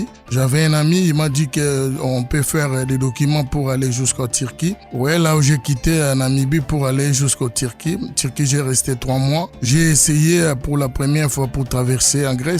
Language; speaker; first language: French; non-native, local second language; Lingala